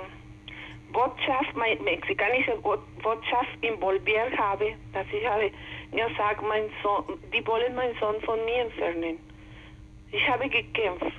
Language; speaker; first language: German; non-native, learner; Spanish